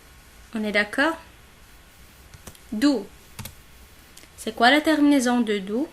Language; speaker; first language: French; non-native, local second language; Arabic